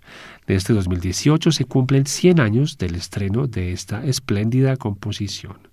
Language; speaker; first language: Spanish; native; Spanish